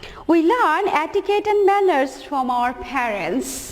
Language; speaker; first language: English; non-native, local second language; Bangla